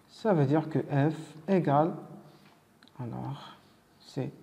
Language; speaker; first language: French; non-native, local second language; Arabic